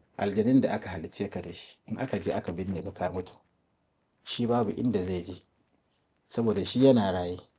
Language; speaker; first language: Hausa; native; Hausa